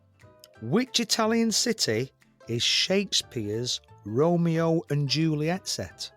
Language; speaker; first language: English; native; English